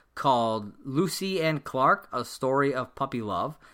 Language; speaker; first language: English; native; English